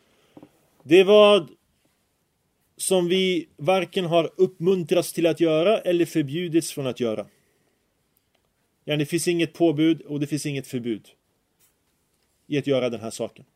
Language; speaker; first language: Swedish; early bilingual, other home language; Arabic